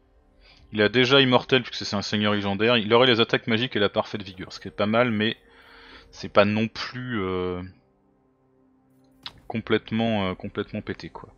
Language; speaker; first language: French; native; French